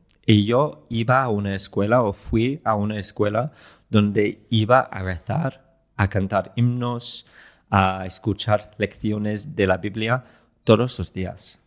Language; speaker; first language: Spanish; non-native, fluent; English